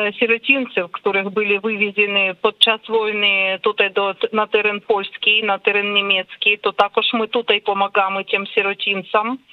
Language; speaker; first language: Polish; non-native, learner; Ukrainian